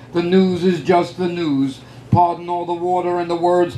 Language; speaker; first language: English; native; English